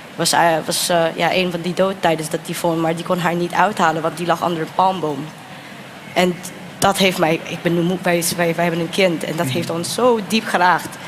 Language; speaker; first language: Dutch; non-native, fluent; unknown